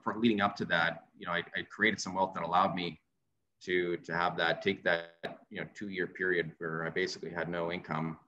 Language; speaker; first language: English; native; English